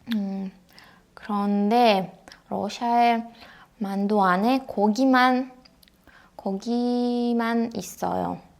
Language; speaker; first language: Korean; non-native, learner; Russian